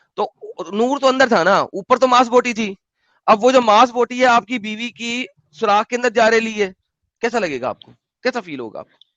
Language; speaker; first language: Urdu; native; Urdu